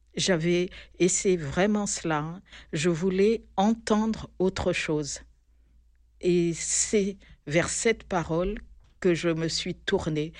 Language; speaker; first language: French; non-native, local second language; Malagasy